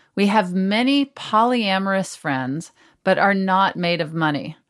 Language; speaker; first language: English; native; English